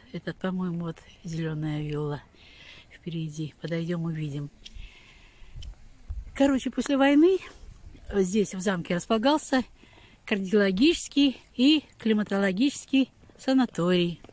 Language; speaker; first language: Russian; native; Russian